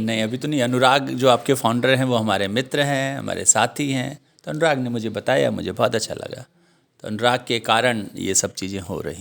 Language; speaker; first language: Hindi; native; Hindi